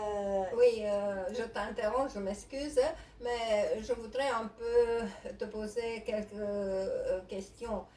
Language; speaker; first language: French; non-native, fluent; Romanian